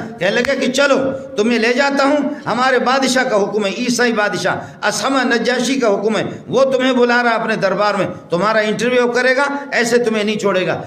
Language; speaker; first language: Urdu; non-native, local second language; Baluchi